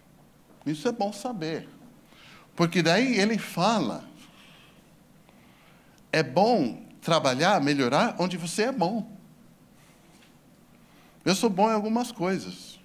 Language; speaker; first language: Portuguese; non-native, fluent; English